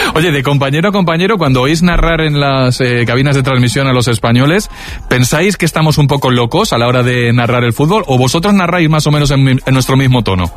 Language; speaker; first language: Spanish; native; Spanish